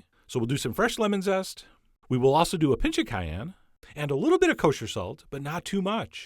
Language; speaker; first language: English; native; English